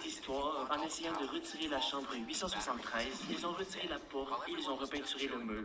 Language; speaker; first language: French; native; French